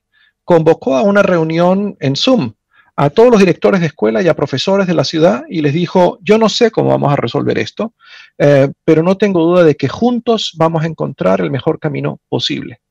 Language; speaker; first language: Spanish; native; Spanish